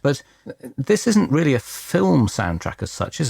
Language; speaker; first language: English; native; English